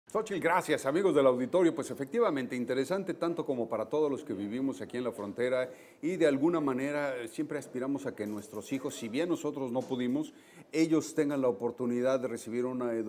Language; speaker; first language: Spanish; native; Spanish